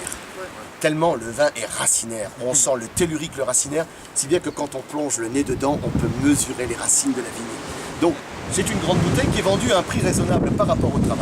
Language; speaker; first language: French; native; French